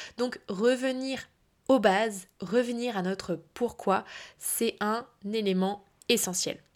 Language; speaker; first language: French; native; French